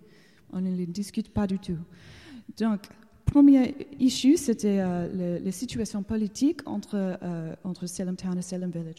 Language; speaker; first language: French; non-native, learner; English